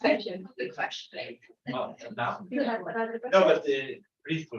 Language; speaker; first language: English; non-native, learner; Slovak